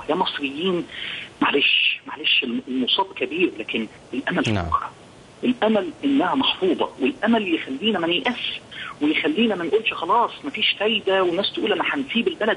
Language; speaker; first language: Arabic; native; Arabic